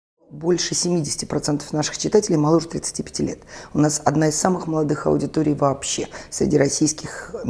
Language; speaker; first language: Russian; native; Russian